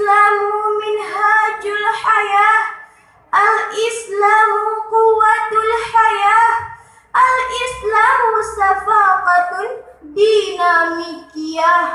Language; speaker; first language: Arabic; non-native, learner; Achinese